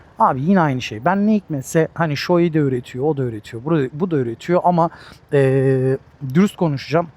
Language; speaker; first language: Turkish; native; Turkish